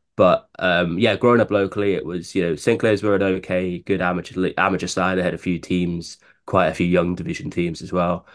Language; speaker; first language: English; native; English